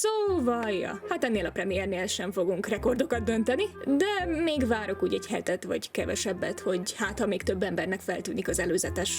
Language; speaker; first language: Hungarian; native; Hungarian